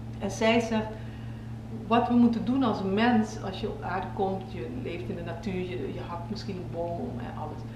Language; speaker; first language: Dutch; native; Dutch